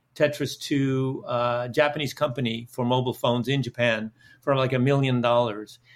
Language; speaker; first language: English; early bilingual, other home language; Dutch